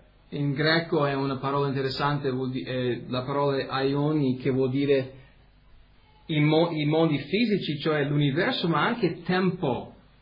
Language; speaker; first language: Italian; early bilingual, heritage; Italian